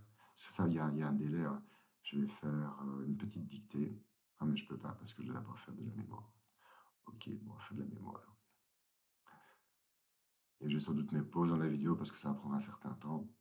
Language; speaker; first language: French; native; French